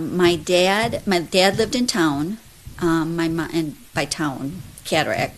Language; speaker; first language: English; native; English